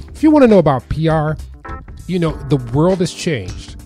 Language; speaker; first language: English; native; English